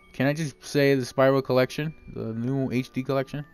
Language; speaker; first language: English; native; English